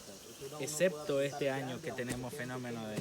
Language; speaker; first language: Spanish; native; Spanish